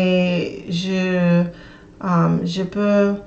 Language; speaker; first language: French; non-native, learner; English